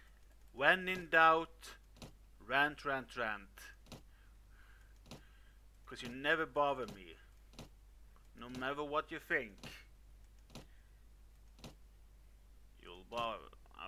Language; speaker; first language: English; non-native, fluent; Swedish